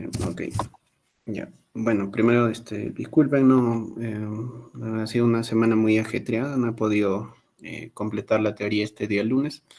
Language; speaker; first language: Spanish; native; Spanish